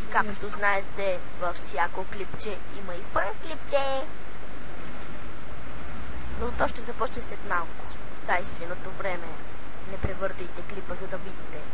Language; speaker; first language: Bulgarian; native; Bulgarian